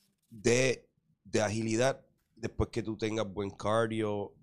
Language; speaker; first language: Spanish; early bilingual, heritage; Spanish